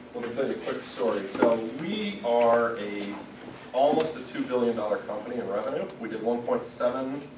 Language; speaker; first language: English; native; English